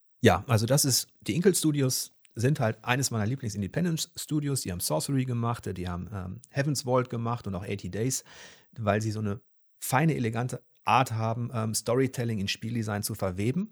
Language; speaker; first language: German; native; German